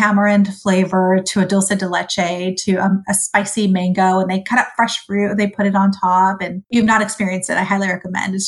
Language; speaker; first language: English; early bilingual, other home language; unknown